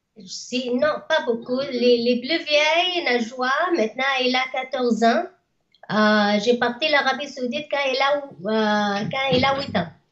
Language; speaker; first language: French; non-native, learner; Arabic